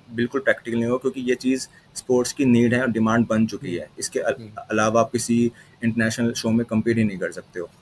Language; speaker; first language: Hindi; native; Hindi